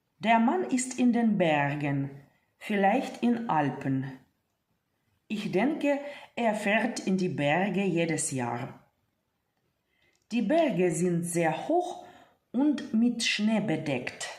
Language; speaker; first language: German; non-native, fluent; Ukrainian